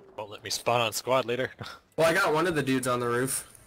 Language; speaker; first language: English; native; English